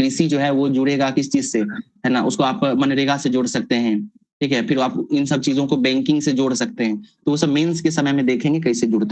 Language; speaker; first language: Hindi; native; Hindi